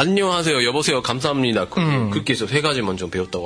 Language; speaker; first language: Korean; non-native, fluent; Japanese